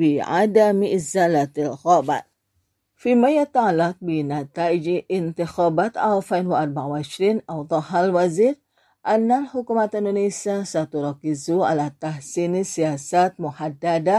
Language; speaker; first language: Arabic; non-native, learner; Indonesian